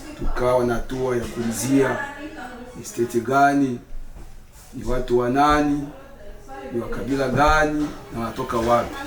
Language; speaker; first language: Swahili; native; Swahili